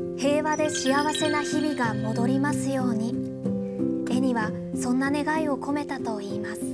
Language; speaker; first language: Japanese; native; Japanese